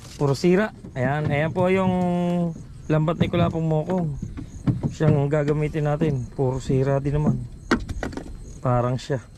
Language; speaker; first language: Filipino; native; Filipino